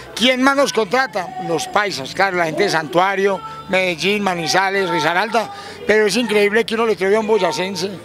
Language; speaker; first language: Spanish; native; Spanish